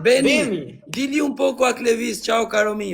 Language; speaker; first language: Italian; non-native, learner; Albanian